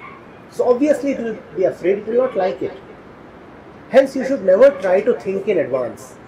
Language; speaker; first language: English; non-native, local second language; Hindi